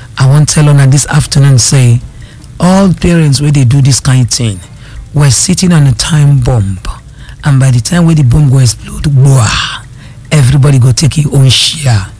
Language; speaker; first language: Nigerian Pidgin; non-native, local second language; Yoruba